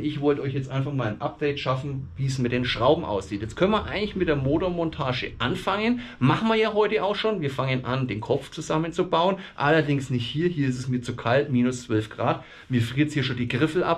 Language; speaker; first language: German; native; German